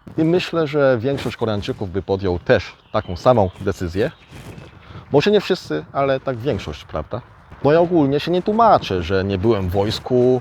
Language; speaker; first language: Polish; early bilingual, other home language; Korean